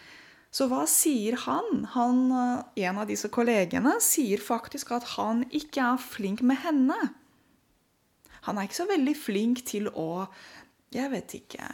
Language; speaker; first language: Norwegian; non-native, fluent; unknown